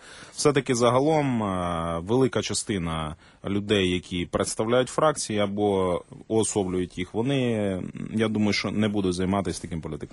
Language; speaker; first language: Ukrainian; native; Ukrainian